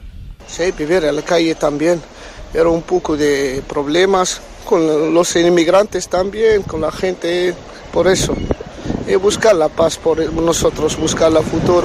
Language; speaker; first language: Spanish; non-native, learner; Arabic